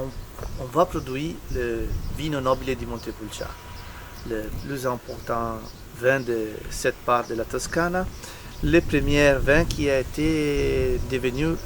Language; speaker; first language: French; non-native, learner; Italian